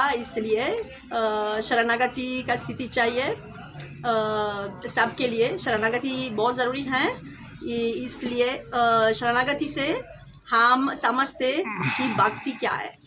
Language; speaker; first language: Hindi; non-native, learner; French